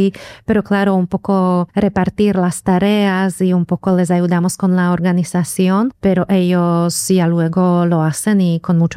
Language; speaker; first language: Spanish; non-native, fluent; Slovak